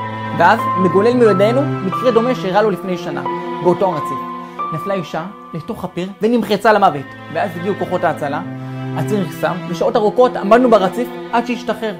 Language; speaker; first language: Hebrew; native; Hebrew